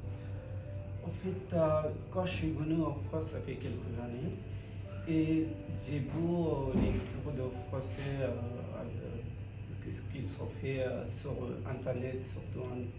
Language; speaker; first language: French; non-native, fluent; Bangla